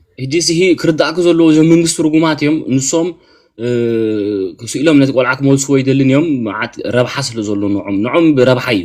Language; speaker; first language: Tigrinya; early bilingual, heritage; Tigrinya